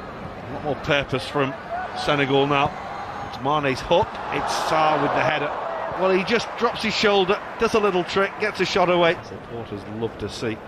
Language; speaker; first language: English; native; English